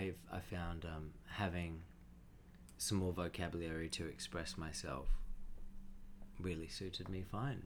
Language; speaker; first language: English; native; English